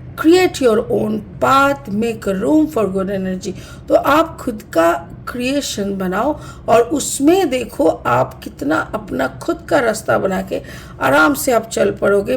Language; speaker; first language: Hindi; non-native, local second language; Bangla